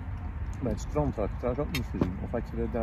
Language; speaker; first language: Dutch; native; Dutch